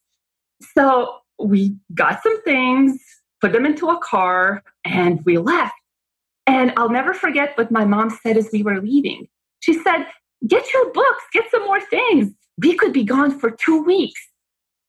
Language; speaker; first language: English; non-native, fluent; Bosnian